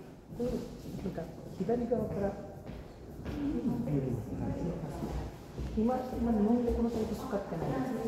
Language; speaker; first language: Japanese; non-native, learner; Bangla